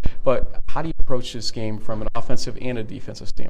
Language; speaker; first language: English; native; English